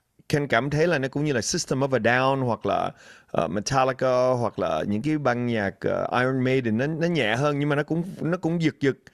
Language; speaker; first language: Vietnamese; early bilingual, other home language; English